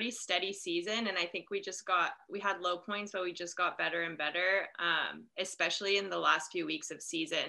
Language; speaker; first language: English; native; English